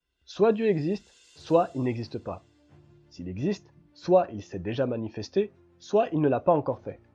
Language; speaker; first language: French; native; French